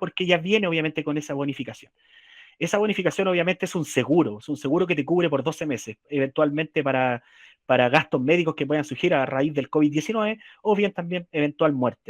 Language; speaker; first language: Spanish; native; Spanish